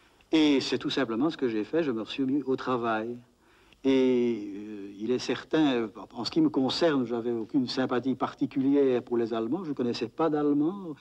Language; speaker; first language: French; native; French